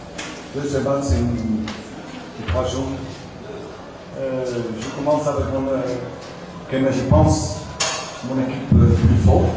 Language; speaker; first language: French; non-native, learner; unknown